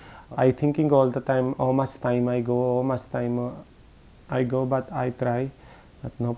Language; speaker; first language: English; non-native, learner; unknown